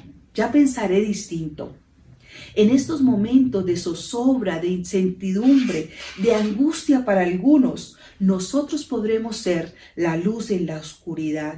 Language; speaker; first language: Spanish; native; Spanish